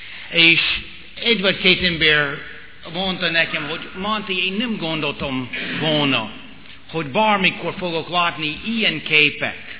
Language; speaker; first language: Hungarian; non-native, fluent; English